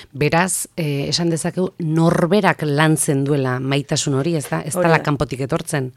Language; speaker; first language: Basque; native; Basque